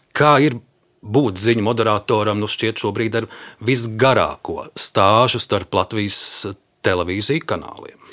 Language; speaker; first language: Latvian; native; Latvian